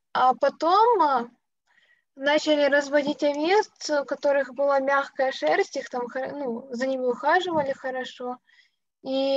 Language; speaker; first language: Russian; native; Russian